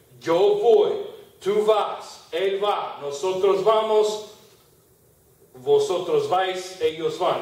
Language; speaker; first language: Spanish; non-native, fluent; English